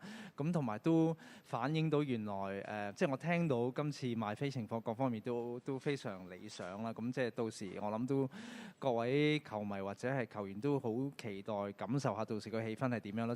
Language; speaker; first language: Cantonese; native; Cantonese